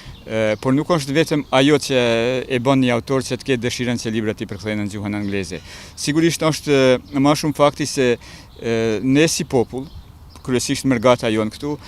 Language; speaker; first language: Albanian; native; Albanian